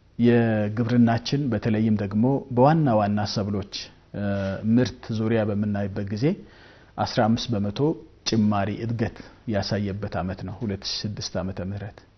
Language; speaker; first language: Amharic; non-native, local second language; Wolaytta